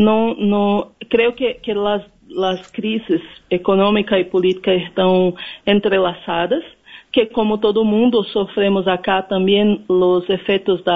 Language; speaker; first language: Spanish; non-native, learner; Portuguese